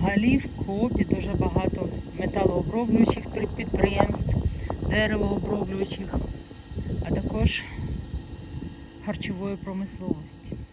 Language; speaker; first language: Ukrainian; native; Ukrainian